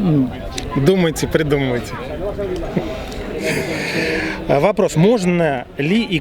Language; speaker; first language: Russian; native; Russian